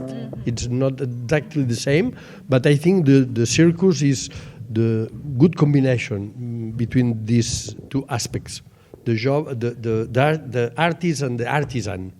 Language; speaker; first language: English; non-native, learner; Catalan